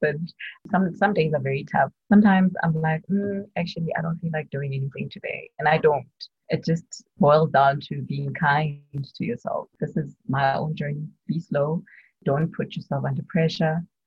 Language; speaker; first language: English; non-native, local second language; Tswana